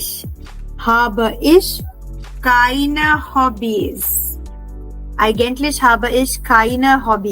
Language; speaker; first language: German; non-native, fluent; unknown